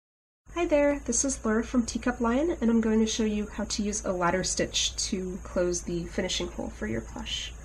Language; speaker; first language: English; native; English